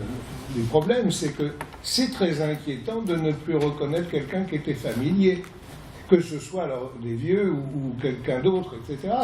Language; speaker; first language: French; native; French